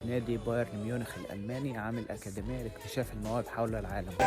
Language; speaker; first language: Arabic; native; Arabic